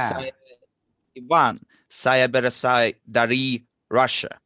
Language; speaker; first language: Indonesian; non-native, learner; Russian